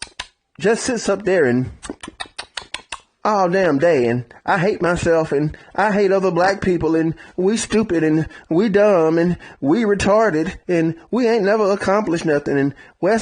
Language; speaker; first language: English; native; English